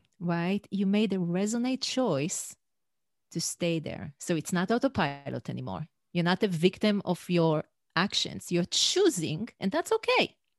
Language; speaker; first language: English; non-native, fluent; Hebrew